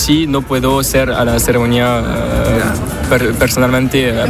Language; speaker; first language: Spanish; non-native, learner; French